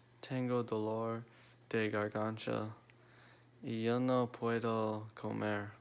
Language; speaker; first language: Spanish; non-native, learner; English